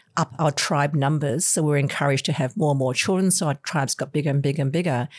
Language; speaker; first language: English; non-native, local second language; Cantonese